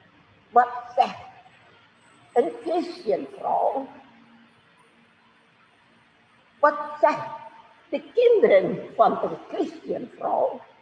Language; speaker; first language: Dutch; non-native, fluent; Indonesian